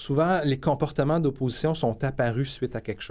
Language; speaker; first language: French; native; French